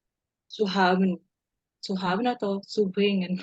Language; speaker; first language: German; non-native, learner; Indonesian